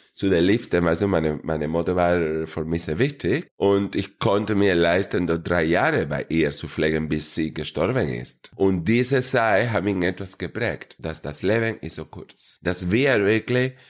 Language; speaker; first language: German; non-native, fluent; Spanish